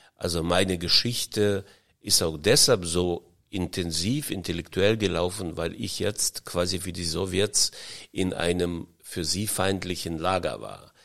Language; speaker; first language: German; early bilingual, heritage; German